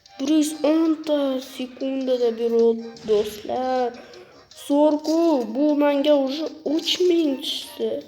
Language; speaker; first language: Uzbek; non-native, local second language; Russian